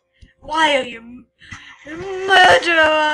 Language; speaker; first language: English; native; English